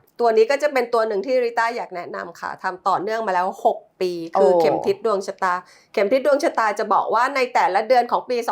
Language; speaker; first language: Thai; native; Thai